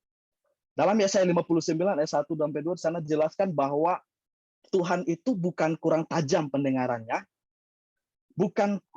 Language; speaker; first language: Indonesian; native; Indonesian